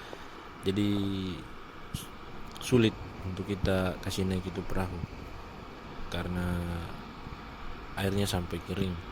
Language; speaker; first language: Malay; non-native, local second language; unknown